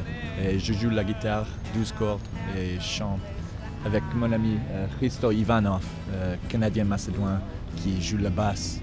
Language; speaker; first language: French; non-native, learner; English